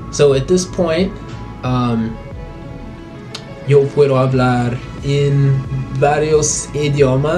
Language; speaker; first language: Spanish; non-native, learner; English